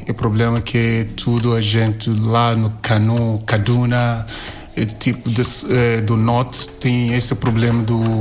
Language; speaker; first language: Portuguese; non-native, learner; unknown